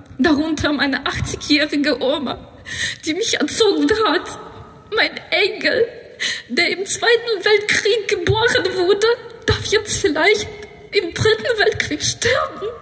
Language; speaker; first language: German; non-native, fluent; Ukrainian